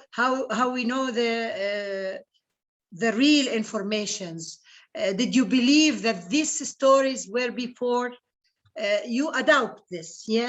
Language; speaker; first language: English; non-native, learner; Arabic